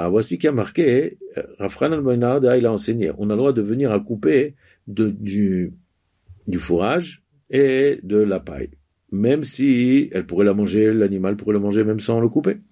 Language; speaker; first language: French; native; French